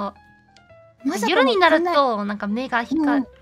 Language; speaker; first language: Japanese; non-native, learner; English